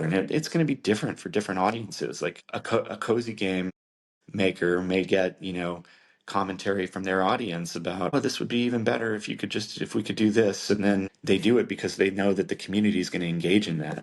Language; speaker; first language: English; native; English